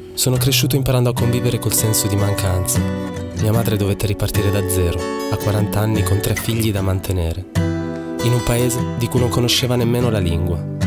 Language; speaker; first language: Italian; early bilingual, other home language; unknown